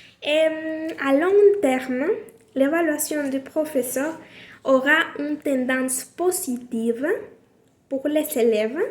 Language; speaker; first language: French; non-native, learner; Spanish